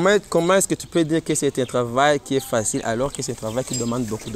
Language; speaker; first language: French; non-native, learner; Rundi